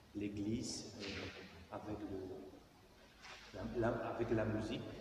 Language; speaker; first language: French; non-native, learner; Romanian